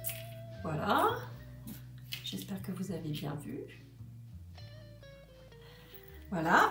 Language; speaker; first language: French; native; French